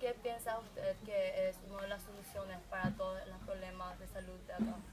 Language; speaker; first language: Spanish; non-native, learner; English